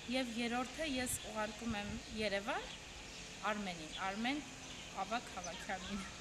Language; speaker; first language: Armenian; native; Armenian